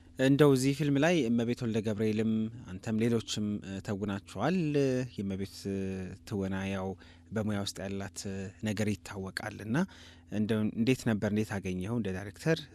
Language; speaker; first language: Amharic; native; Amharic